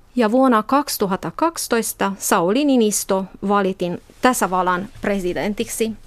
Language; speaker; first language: Finnish; non-native, fluent; Romanian